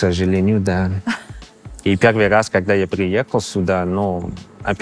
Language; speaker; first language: Russian; non-native, fluent; English